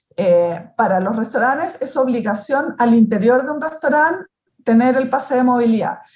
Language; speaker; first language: Spanish; native; Spanish